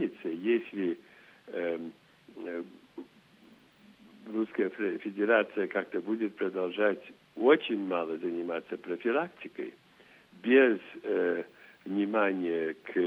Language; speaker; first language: Russian; non-native, fluent; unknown